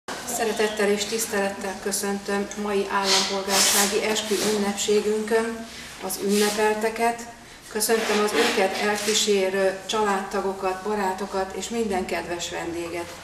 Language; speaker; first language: Hungarian; native; Hungarian